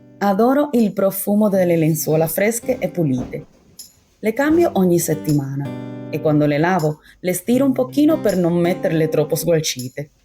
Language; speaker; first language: Italian; non-native, fluent; Spanish